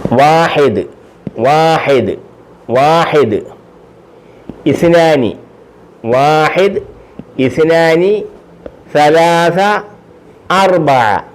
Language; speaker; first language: Arabic; non-native, fluent; Malayalam